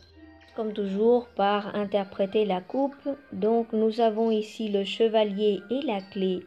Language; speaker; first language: French; non-native, fluent; Spanish